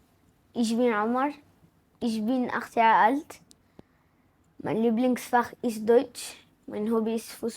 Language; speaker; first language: German; non-native, learner; Arabic